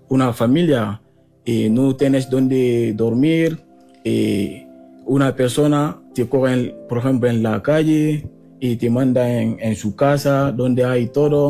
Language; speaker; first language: Spanish; non-native, learner; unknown